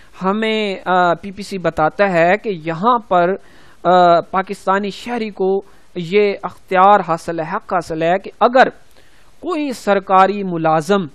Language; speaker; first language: Urdu; non-native, local second language; Punjabi